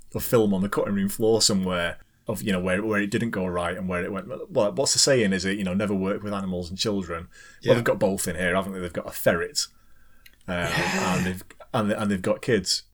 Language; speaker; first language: English; native; English